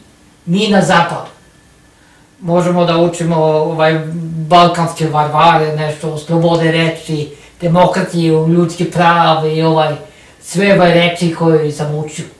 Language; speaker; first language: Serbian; non-native, learner; Norwegian